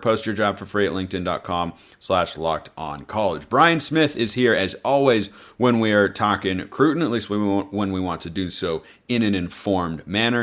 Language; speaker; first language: English; native; English